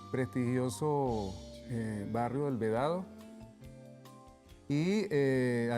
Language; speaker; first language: Spanish; native; Spanish